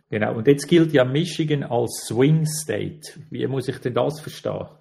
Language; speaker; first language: German; native; German